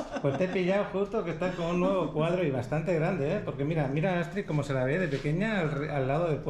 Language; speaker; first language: Spanish; native; Spanish